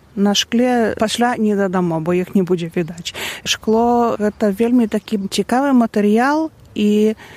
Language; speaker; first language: Belarusian; native; Belarusian